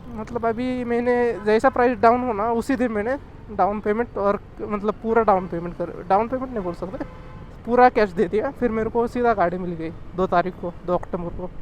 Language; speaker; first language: Hindi; non-native, local second language; Marathi